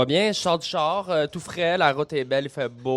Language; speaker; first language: French; native; French